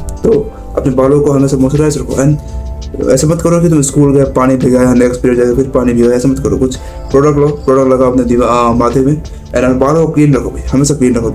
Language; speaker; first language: Hindi; non-native, local second language; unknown